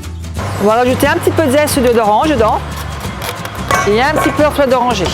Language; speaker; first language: French; native; French